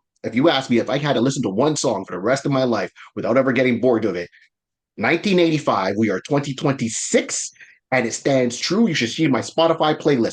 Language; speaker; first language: English; native; English